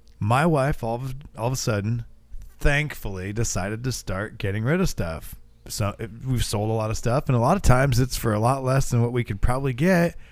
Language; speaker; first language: English; native; English